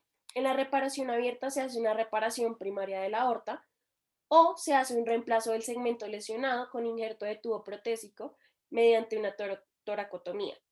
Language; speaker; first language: Spanish; native; Spanish